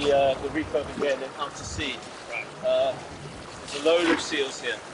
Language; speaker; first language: English; native; English